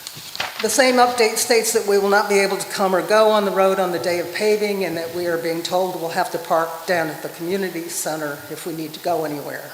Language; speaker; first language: English; native; English